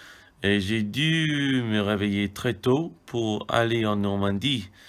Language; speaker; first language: French; non-native, learner; English